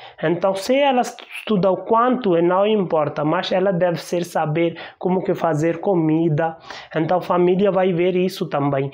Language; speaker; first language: Portuguese; non-native, learner; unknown